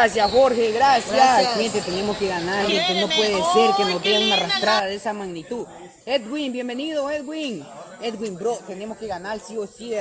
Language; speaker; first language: Spanish; native; Spanish